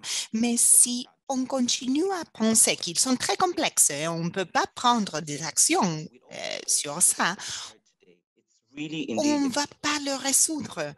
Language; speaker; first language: French; non-native, fluent; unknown